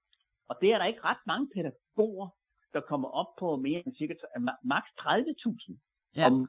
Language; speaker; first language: Danish; native; Danish